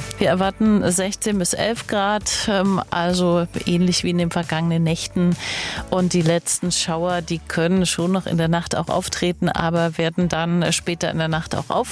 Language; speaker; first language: German; native; German